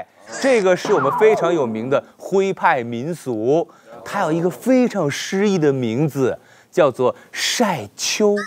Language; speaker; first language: Chinese; native; Chinese